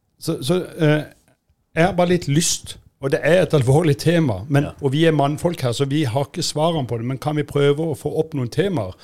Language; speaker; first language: Norwegian; native; Norwegian